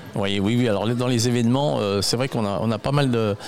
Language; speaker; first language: French; native; French